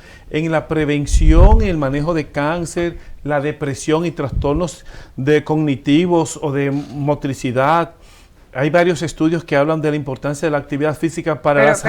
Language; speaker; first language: Spanish; native; Spanish